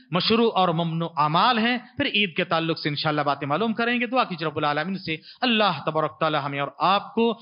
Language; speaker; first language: Urdu; native; Urdu